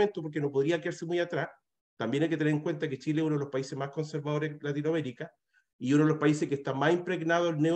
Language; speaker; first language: Spanish; native; Spanish